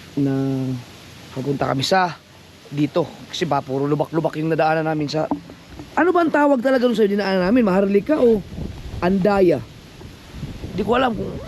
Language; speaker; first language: Filipino; non-native, local second language; Cebuano